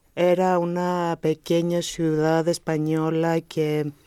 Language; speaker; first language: Spanish; non-native, fluent; Greek